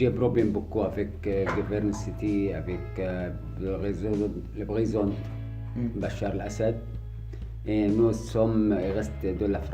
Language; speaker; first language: French; non-native, learner; Arabic